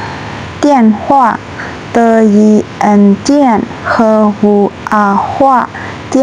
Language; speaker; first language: Chinese; non-native, fluent; Shan